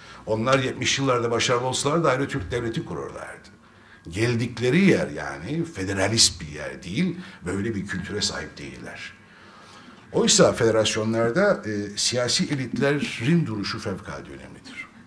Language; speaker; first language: Turkish; native; Turkish